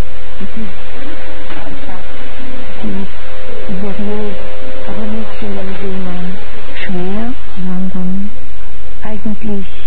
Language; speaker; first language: German; non-native, fluent; Portuguese